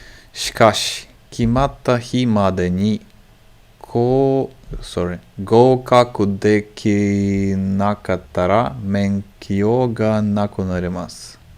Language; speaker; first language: Japanese; non-native, learner; English